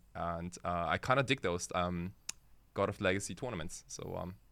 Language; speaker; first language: English; early bilingual, other home language; Japanese